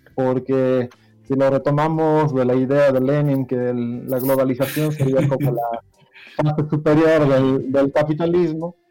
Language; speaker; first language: Spanish; non-native, fluent; Dutch